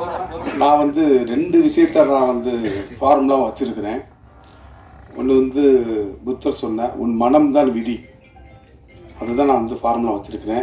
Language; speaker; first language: Tamil; native; Tamil